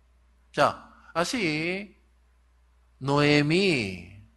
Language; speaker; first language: Spanish; non-native, learner; Korean